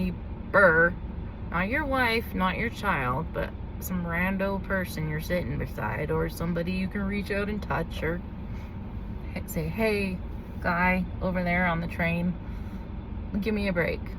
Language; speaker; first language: English; native; English